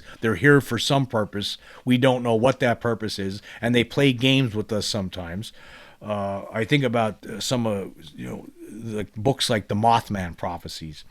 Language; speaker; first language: English; native; English